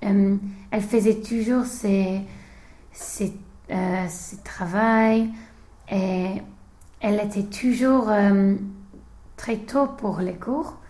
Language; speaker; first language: French; non-native, learner; English